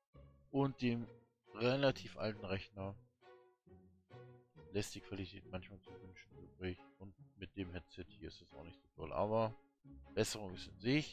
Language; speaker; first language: German; native; German